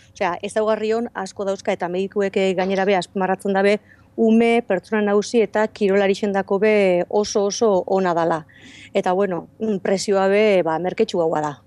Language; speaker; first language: Basque; native; Basque